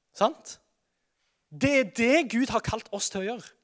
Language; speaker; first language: Norwegian; native; Norwegian